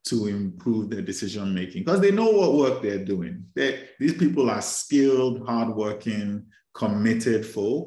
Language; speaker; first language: English; non-native, local second language; Yoruba